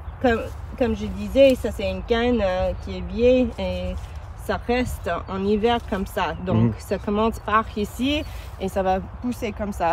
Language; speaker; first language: French; non-native, learner; English